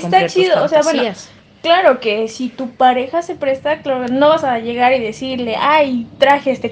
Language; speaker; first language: Spanish; native; Spanish